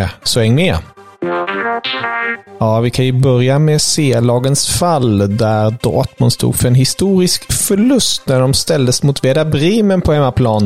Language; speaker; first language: Swedish; native; Swedish